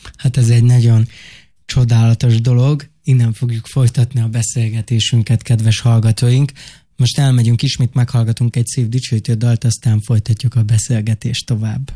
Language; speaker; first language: Hungarian; native; Hungarian